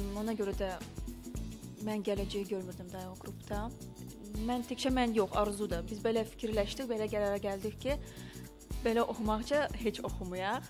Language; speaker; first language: Azerbaijani; non-native, local second language; Russian